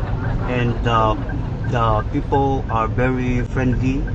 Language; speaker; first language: English; non-native, local second language; Filipino